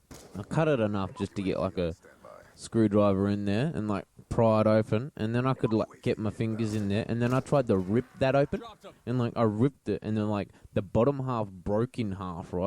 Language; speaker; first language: English; native; English